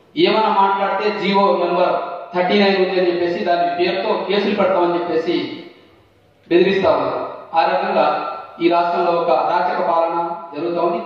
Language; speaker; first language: Telugu; non-native, local second language; Lambadi